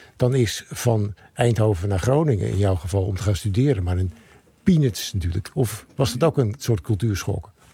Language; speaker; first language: Dutch; native; Dutch